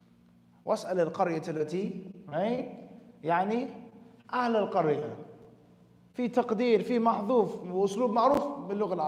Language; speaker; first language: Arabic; non-native, fluent; English